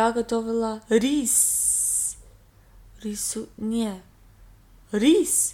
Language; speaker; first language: Russian; non-native, learner; English